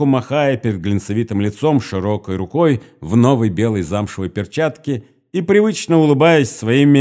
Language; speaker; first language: Russian; native; Russian